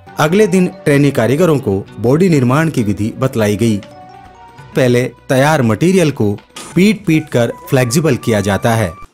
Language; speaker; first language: Hindi; native; Hindi